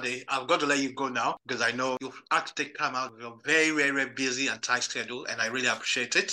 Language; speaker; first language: English; non-native, local second language; Yoruba